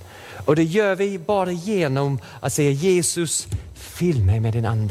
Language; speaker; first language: Swedish; non-native, fluent; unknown